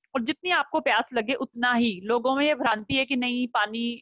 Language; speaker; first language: Hindi; native; Hindi